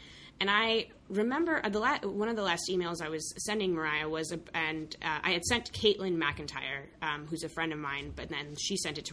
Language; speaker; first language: English; native; English